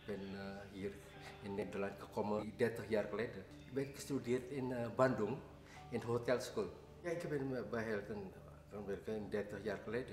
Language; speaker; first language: Dutch; non-native, learner; Indonesian